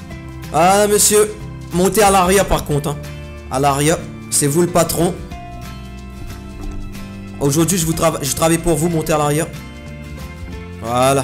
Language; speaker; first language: French; native; French